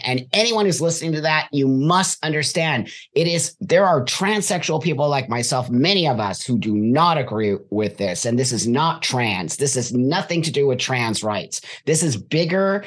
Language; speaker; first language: English; native; English